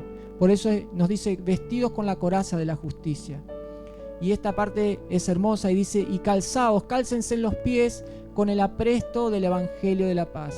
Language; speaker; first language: Spanish; native; Spanish